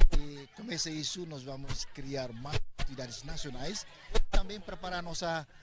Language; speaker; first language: Portuguese; non-native, local second language; Tetum